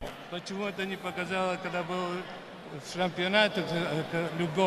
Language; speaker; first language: Russian; non-native, learner; English